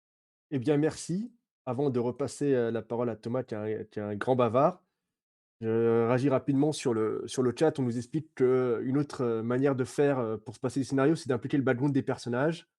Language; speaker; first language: French; native; French